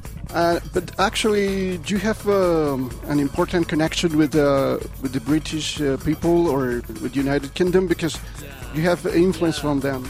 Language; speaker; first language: English; non-native, learner; Spanish